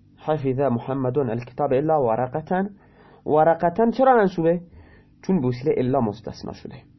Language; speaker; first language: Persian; non-native, local second language; Baluchi